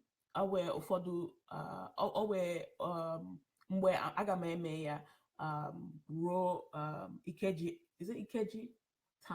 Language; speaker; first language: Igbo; early bilingual, heritage; English